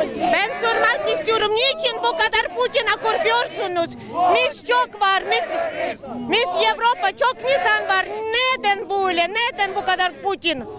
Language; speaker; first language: Turkish; non-native, learner; Ukrainian